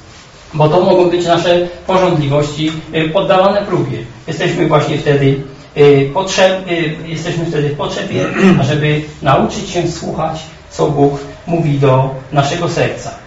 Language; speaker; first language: Polish; native; Polish